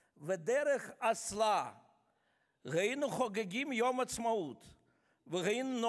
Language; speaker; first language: Hebrew; non-native, fluent; Russian